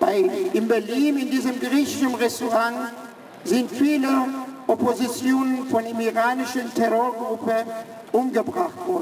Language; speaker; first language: German; early bilingual, other home language; Persian